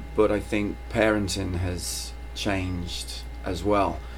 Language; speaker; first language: English; native; English